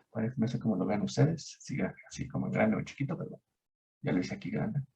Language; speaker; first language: Spanish; native; Spanish